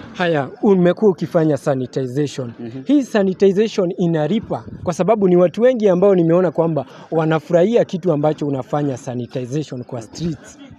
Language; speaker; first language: Swahili; native; Swahili